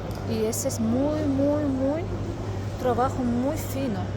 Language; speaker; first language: Spanish; non-native, learner; Turkmen